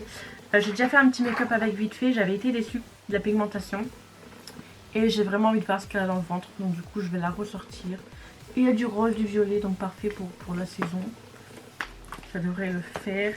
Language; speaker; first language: French; native; French